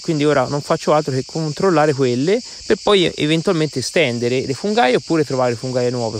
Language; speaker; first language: Italian; native; Italian